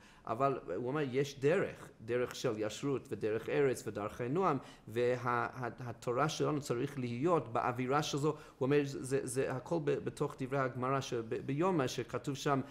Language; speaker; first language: Hebrew; non-native, fluent; English